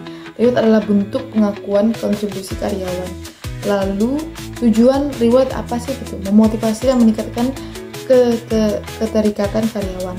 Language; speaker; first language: Indonesian; native; Indonesian